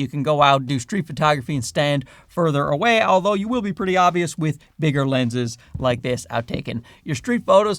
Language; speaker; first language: English; native; English